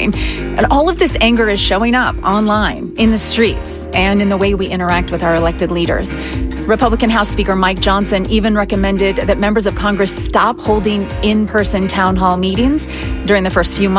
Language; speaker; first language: English; native; English